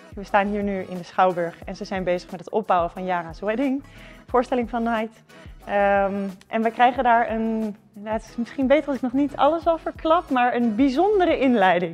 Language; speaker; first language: Dutch; native; Dutch